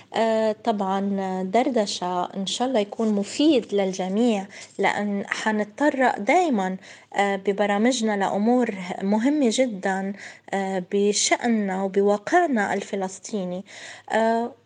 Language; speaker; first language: Arabic; native; Arabic